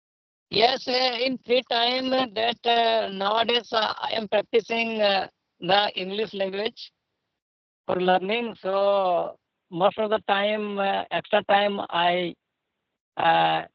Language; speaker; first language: English; non-native, learner; Santali